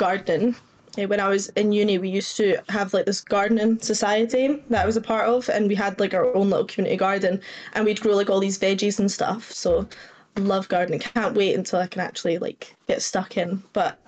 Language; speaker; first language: English; native; English